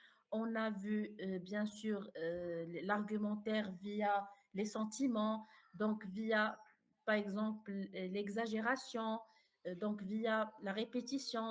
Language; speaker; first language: French; non-native, fluent; Arabic